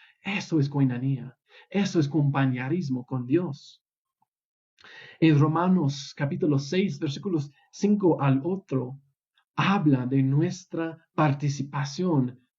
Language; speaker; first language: Spanish; non-native, fluent; English